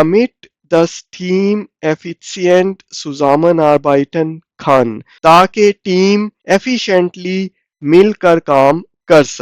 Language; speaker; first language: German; non-native, fluent; Urdu